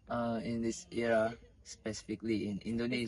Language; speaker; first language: English; non-native, learner; Indonesian